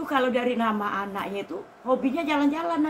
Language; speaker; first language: Indonesian; native; Indonesian